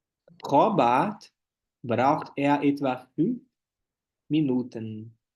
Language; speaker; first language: German; non-native, fluent; Portuguese